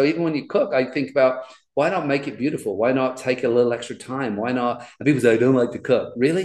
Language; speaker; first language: English; native; English